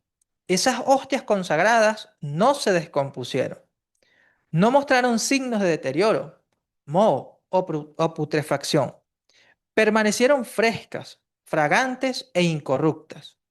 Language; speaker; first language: Spanish; native; Spanish